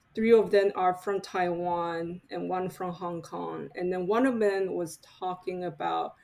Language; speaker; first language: English; non-native, fluent; Chinese